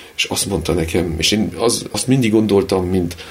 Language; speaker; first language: Hungarian; early bilingual, other home language; French